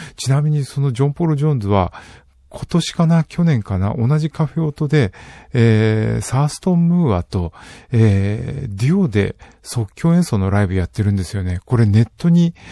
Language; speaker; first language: Japanese; native; Japanese